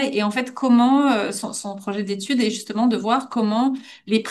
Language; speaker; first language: French; native; French